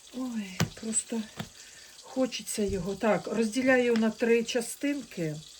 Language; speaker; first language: Ukrainian; non-native, local second language; Russian